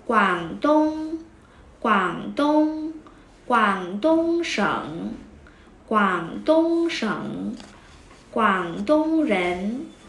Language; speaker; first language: Chinese; non-native, fluent; Vietnamese